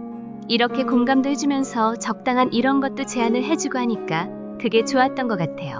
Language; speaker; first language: Korean; non-native, fluent; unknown